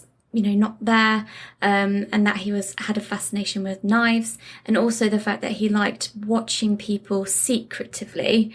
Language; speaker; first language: English; native; English